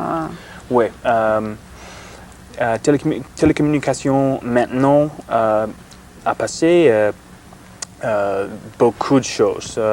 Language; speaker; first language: French; non-native, learner; English